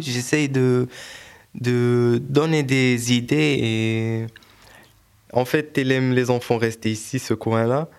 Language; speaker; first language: French; non-native, local second language; Arabic